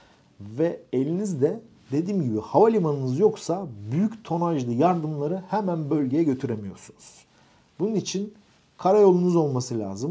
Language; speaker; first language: Turkish; native; Turkish